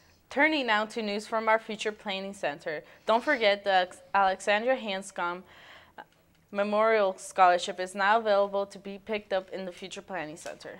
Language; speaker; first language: English; early bilingual, other home language; Spanish